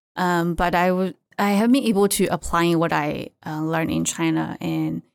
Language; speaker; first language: English; non-native, fluent; Chinese